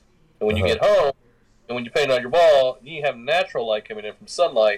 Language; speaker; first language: English; native; English